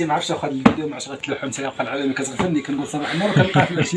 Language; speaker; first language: Arabic; native; Arabic